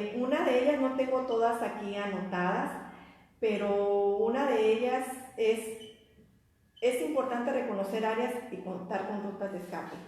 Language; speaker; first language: Spanish; native; Spanish